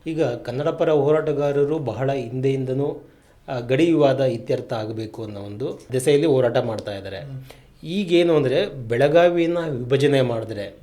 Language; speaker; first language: Kannada; native; Kannada